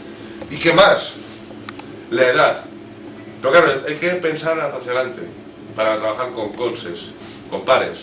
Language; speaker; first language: Spanish; native; Spanish